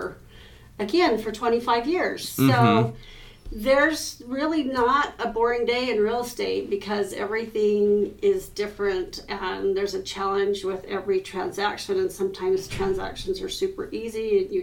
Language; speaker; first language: English; native; English